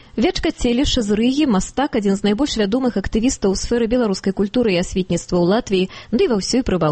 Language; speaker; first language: Belarusian; native; Belarusian